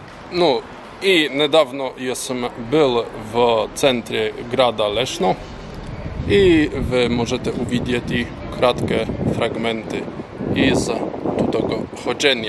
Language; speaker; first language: Polish; non-native, learner; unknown